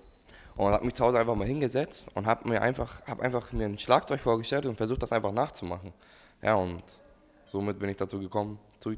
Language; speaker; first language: German; native; German